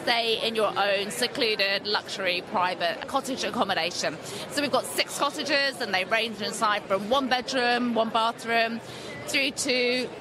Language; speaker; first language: English; native; English